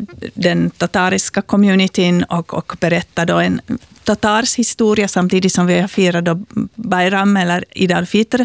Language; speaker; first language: Swedish; native; Swedish